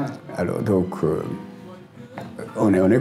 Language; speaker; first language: French; non-native, learner; Japanese